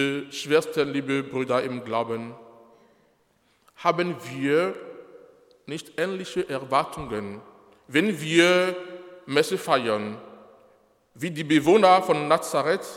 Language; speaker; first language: German; non-native, fluent; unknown